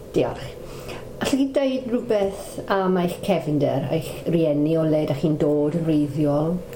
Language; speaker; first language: Welsh; non-native, local second language; English